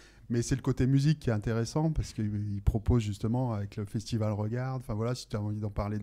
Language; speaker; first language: French; native; French